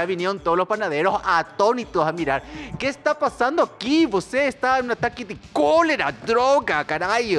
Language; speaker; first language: Spanish; native; Spanish